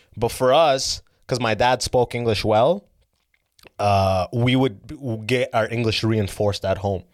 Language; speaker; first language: English; early bilingual, other home language; Arabic